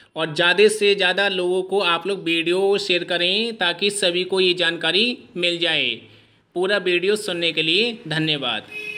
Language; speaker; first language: Hindi; native; Hindi